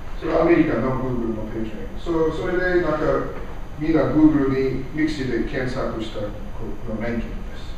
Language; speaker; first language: Japanese; non-native, learner; English